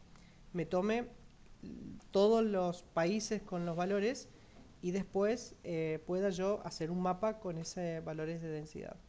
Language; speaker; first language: Spanish; native; Spanish